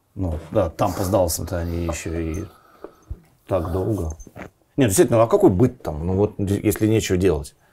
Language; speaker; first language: Russian; native; Russian